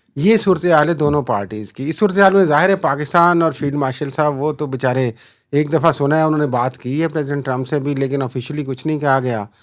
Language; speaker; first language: Urdu; non-native, local second language; Punjabi